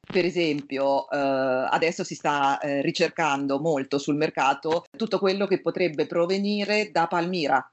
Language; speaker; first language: Italian; native; Italian